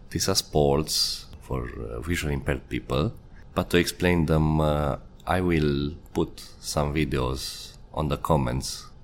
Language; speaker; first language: English; non-native, fluent; Hungarian